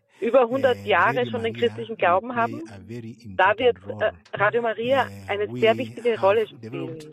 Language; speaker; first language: German; non-native, fluent; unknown